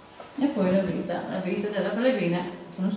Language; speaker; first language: Italian; non-native, learner; English